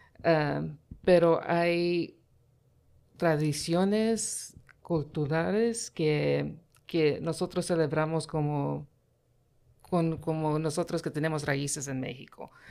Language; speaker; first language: Spanish; early bilingual, heritage; Spanish